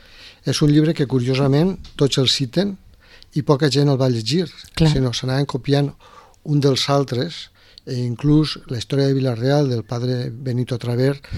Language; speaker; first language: Catalan; native; Catalan